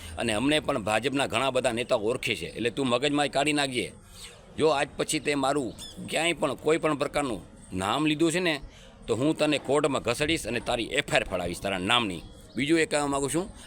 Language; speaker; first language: Gujarati; non-native, local second language; Sindhi